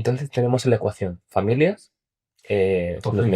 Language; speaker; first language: Spanish; native; Spanish